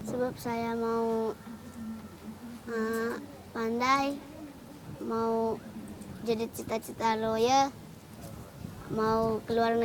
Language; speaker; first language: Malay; non-native, local second language; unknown